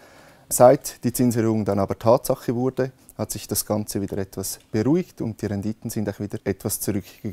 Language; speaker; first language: German; native; German